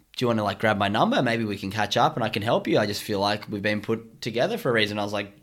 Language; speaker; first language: English; native; English